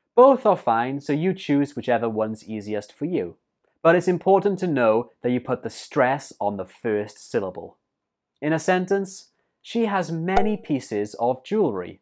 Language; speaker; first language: English; native; English